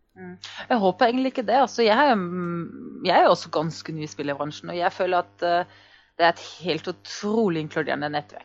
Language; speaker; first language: Norwegian; non-native, fluent; German